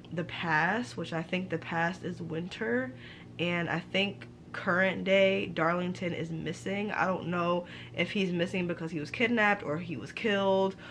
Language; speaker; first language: English; native; English